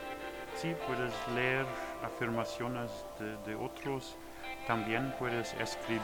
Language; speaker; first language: Spanish; non-native, learner; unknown